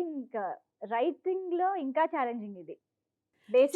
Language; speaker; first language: Telugu; native; Telugu